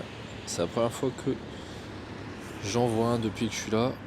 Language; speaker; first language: French; native; French